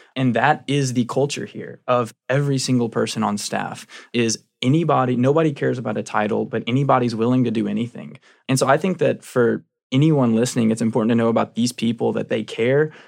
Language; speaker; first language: English; native; English